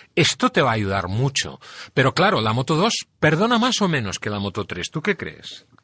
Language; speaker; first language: Spanish; non-native, local second language; Catalan